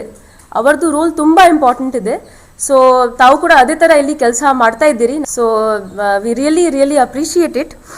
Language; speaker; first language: Kannada; non-native, fluent; Hindi